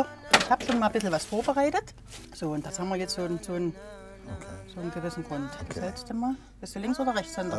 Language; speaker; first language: German; native; German